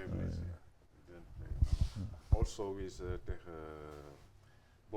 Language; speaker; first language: English; non-native, learner; Wolof